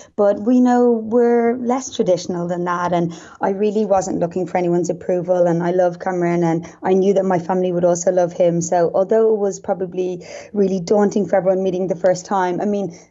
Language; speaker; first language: English; native; English